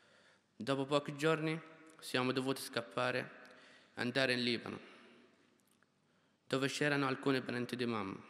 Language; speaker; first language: Italian; non-native, fluent; Arabic